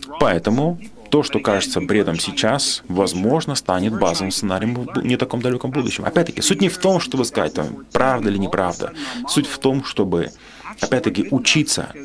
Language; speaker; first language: Russian; non-native, fluent; English